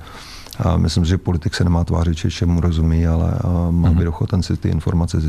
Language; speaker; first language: Czech; native; Czech